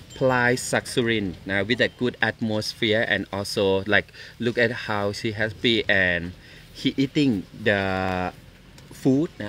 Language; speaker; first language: English; non-native, learner; Thai